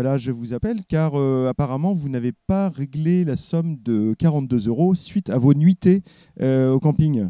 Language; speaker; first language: French; native; French